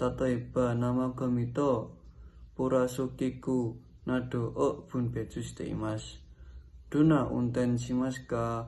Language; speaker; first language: Japanese; non-native, learner; Indonesian